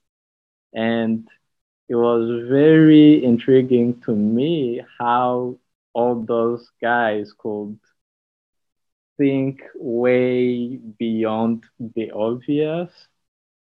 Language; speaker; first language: English; non-native, local second language; Kinyarwanda